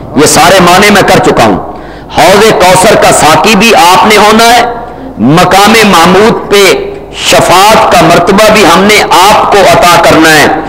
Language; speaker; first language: Urdu; non-native, local second language; Punjabi